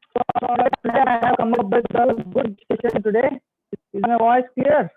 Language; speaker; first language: English; non-native, local second language; Telugu